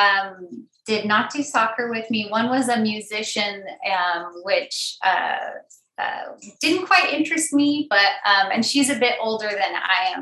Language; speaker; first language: English; native; English